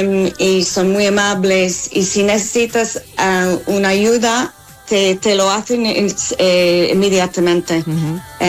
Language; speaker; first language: Spanish; non-native, learner; English